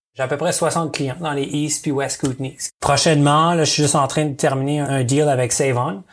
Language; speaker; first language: French; native; French